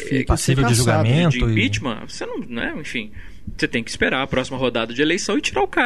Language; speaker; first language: Portuguese; native; Portuguese